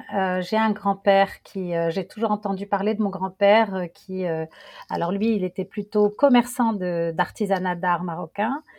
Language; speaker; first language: French; non-native, local second language; Arabic